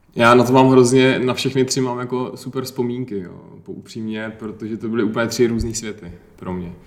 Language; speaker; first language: Czech; native; Czech